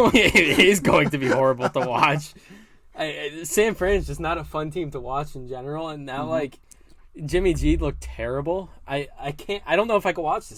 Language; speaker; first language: English; native; English